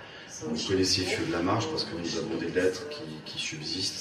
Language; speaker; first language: French; native; French